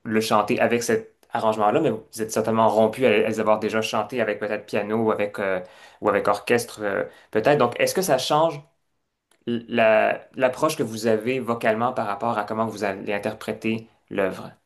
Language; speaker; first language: French; native; French